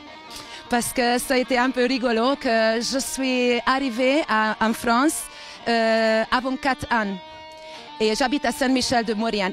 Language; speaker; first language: French; non-native, learner; Hungarian